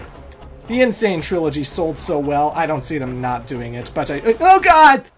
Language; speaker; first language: English; native; English